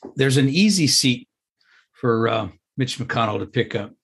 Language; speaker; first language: English; native; English